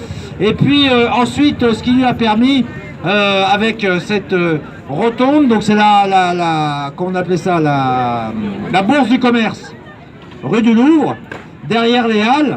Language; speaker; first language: French; native; French